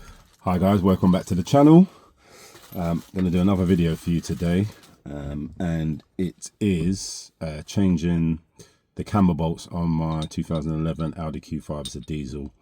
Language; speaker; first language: English; native; English